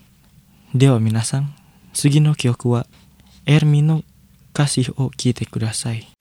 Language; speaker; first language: Japanese; non-native, fluent; Indonesian